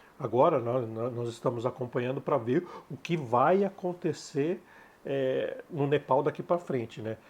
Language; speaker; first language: Portuguese; native; Portuguese